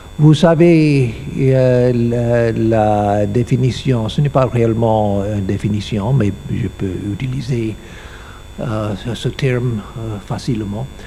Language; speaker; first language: French; non-native, learner; English